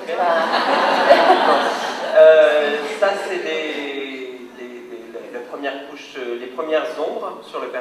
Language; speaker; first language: French; native; French